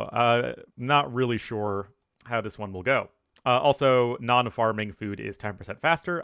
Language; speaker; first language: English; native; English